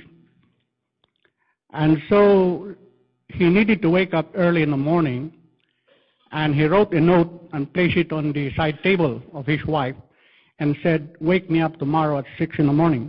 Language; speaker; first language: English; non-native, local second language; Filipino